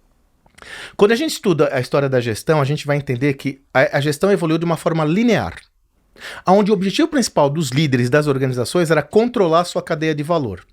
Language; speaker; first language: Portuguese; native; Portuguese